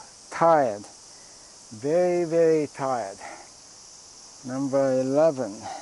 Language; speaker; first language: English; non-native, fluent; Japanese